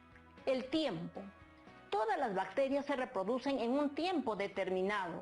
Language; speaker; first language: Spanish; native; Spanish